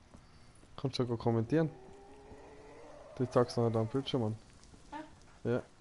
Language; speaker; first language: German; native; German